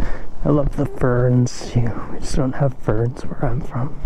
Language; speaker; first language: English; native; English